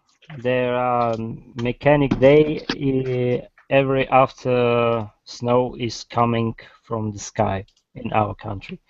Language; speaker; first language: English; non-native, fluent; Russian